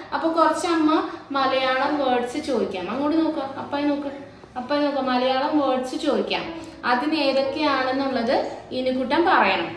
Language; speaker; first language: Malayalam; non-native, local second language; Konkani